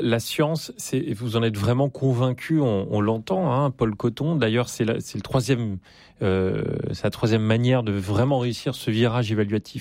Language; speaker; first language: French; native; French